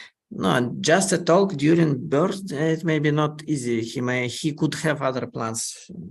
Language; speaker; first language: English; non-native, fluent; Russian